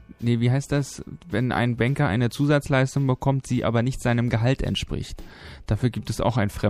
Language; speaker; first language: German; native; German